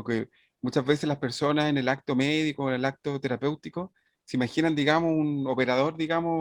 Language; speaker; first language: Spanish; native; Spanish